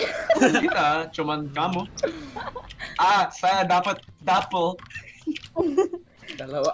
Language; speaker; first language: Indonesian; early bilingual, heritage; Indonesian